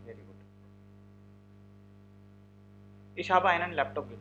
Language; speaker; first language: German; non-native, fluent; Hindi